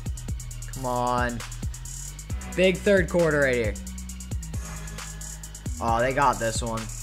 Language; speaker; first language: English; native; English